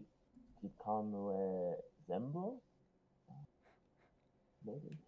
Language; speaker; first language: Japanese; non-native, learner; English